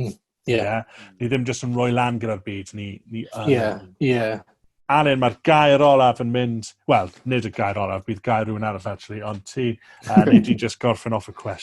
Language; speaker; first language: Welsh; native; Welsh